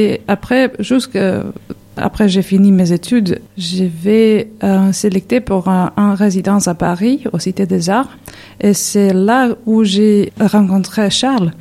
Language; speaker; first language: French; non-native, learner; Serbian